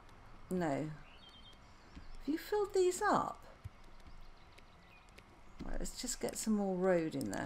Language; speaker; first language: English; native; English